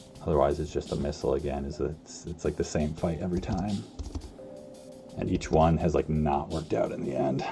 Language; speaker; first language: English; native; English